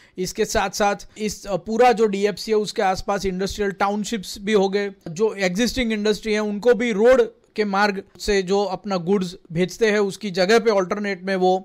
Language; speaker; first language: Hindi; non-native, local second language; Gujarati